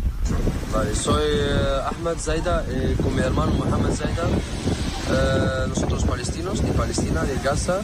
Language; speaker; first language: Spanish; non-native, learner; Arabic